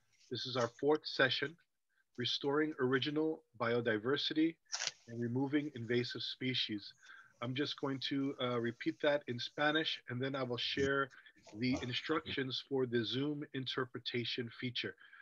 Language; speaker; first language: English; native; English